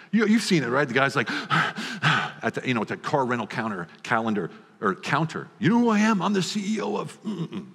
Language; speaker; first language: English; native; English